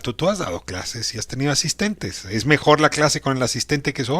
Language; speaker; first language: Spanish; native; Spanish